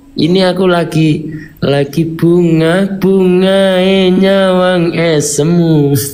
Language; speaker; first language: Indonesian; non-native, local second language; Javanese